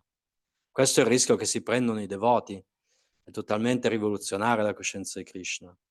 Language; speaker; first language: Italian; native; Italian